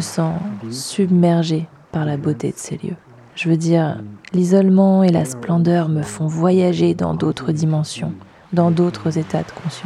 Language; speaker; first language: French; native; French